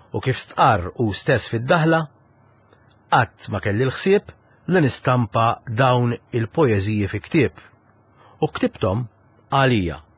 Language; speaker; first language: Maltese; native; Maltese